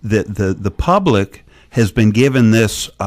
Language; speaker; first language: English; native; English